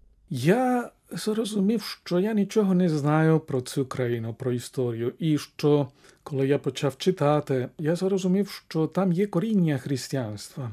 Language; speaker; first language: Ukrainian; non-native, fluent; Spanish